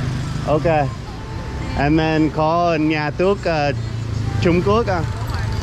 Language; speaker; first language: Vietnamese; non-native, learner; English